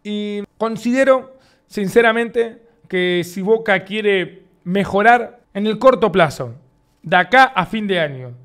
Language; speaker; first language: Spanish; native; Spanish